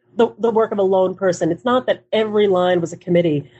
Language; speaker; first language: English; early bilingual, other home language; Hebrew